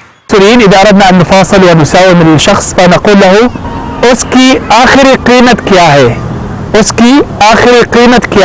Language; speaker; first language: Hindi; non-native, fluent; Arabic